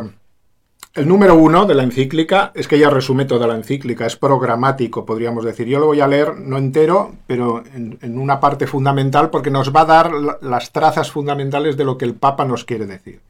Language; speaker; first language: Spanish; native; Spanish